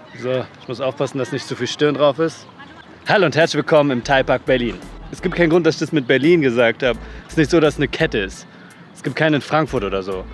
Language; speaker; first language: German; native; German